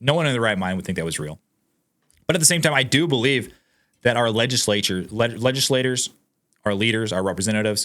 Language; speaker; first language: English; native; English